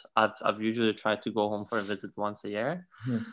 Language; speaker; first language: English; non-native, fluent; Persian